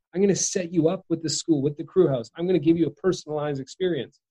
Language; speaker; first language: English; native; English